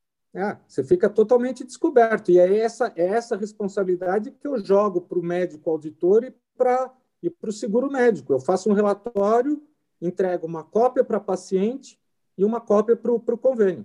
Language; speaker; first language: Portuguese; native; Portuguese